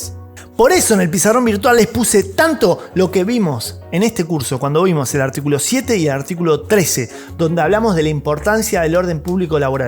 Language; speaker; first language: Spanish; native; Spanish